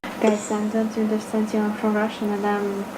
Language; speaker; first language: English; non-native, learner; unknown